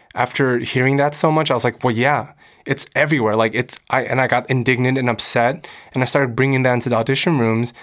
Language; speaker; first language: English; native; English